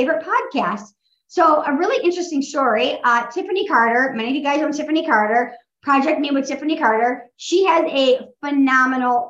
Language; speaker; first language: English; native; English